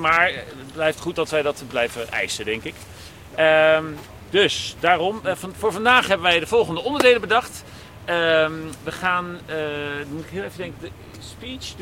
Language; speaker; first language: Dutch; native; Dutch